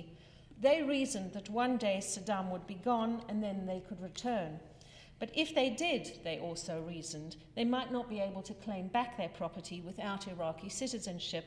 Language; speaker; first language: English; native; English